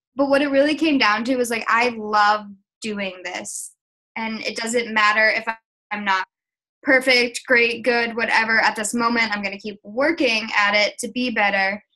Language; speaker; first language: English; native; English